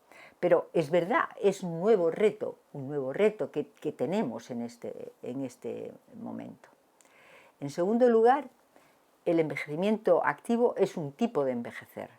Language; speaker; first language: Spanish; native; Spanish